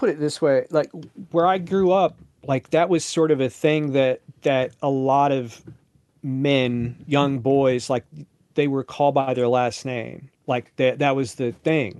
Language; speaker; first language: English; native; English